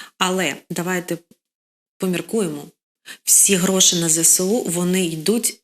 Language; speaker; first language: Ukrainian; non-native, local second language; Russian